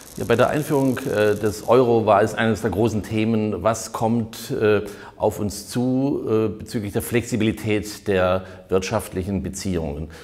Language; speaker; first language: German; native; German